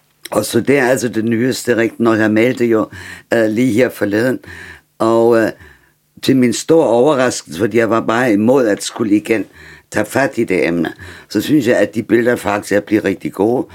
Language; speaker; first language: Danish; non-native, fluent; German